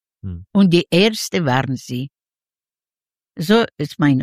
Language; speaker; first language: German; non-native, learner; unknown